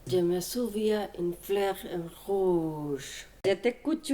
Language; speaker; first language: French; non-native, learner; Bangla